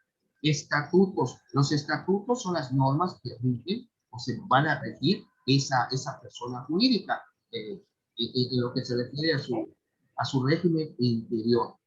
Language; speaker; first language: Spanish; native; Spanish